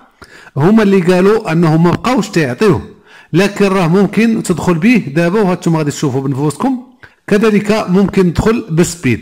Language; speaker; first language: Arabic; native; Arabic